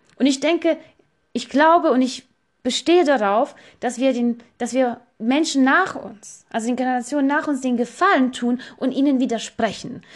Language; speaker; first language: German; non-native, fluent; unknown